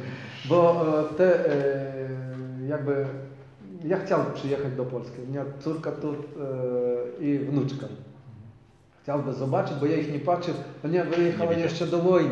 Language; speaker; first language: Polish; non-native, learner; Ukrainian